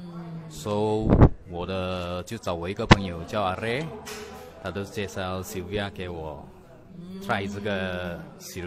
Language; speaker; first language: Chinese; early bilingual, heritage; Chinese